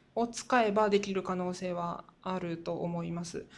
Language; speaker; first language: Japanese; native; Japanese